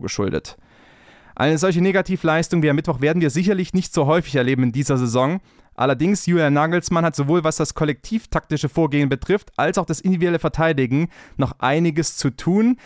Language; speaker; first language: German; native; German